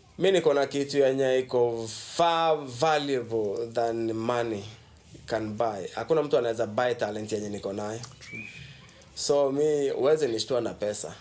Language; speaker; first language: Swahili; non-native, local second language; Gusii